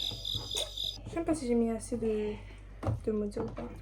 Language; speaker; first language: French; native; French